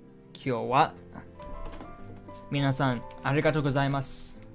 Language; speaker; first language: Japanese; non-native, learner; English